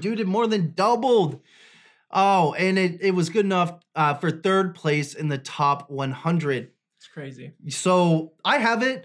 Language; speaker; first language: English; native; English